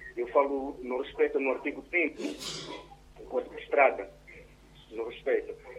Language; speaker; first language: Portuguese; non-native, local second language; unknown